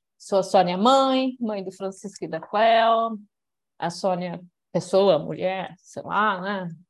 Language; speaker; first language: Portuguese; early bilingual, other home language; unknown